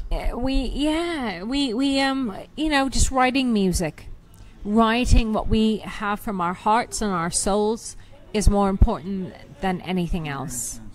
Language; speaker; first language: English; native; English